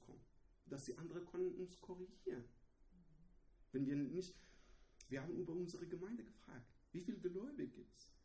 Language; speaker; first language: German; non-native, learner; Persian